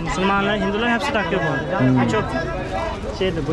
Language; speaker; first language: Turkish; non-native, fluent; Urdu